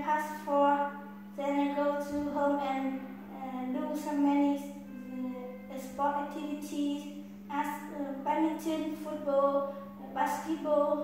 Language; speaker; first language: English; non-native, learner; Vietnamese